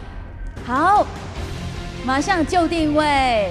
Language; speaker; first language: Chinese; native; Chinese